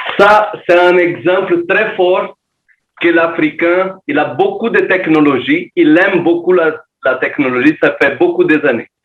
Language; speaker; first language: French; non-native, learner; Portuguese